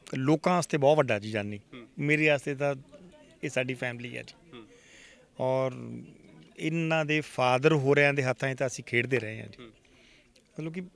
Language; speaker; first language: Punjabi; native; Punjabi